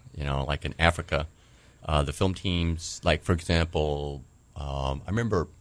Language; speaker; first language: English; native; English